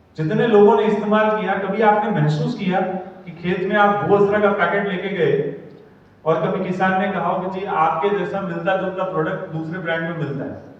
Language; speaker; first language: Hindi; native; Hindi